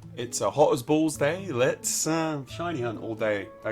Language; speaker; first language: English; native; English